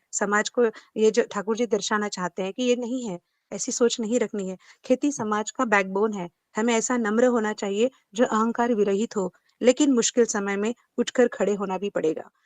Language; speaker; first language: Hindi; non-native, local second language; Marathi